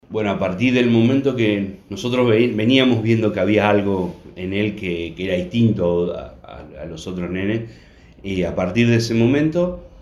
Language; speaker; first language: Spanish; native; Spanish